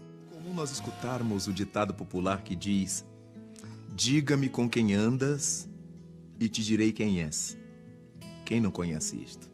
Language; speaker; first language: Portuguese; native; Portuguese